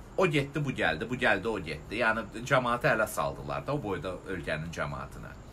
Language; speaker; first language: Azerbaijani; non-native, local second language; Russian